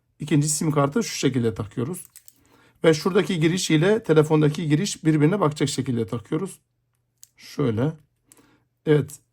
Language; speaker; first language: Turkish; native; Turkish